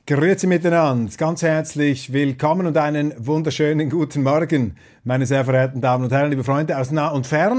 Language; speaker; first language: German; non-native, local second language; Swiss German